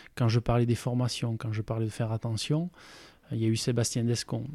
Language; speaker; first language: French; native; French